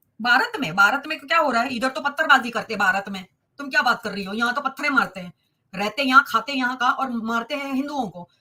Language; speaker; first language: Hindi; native; Hindi